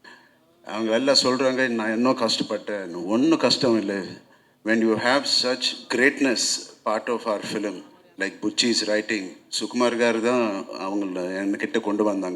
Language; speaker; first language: Tamil; non-native, local second language; Telugu